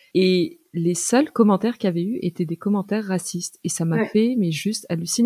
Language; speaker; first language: French; native; French